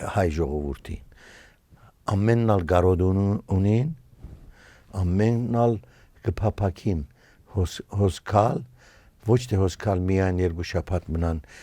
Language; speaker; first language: Armenian; early bilingual, heritage; Armenian